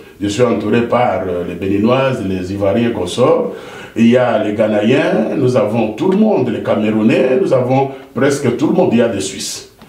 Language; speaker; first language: French; non-native, local second language; Lingala